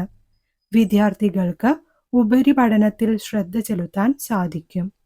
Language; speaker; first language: Malayalam; native; Malayalam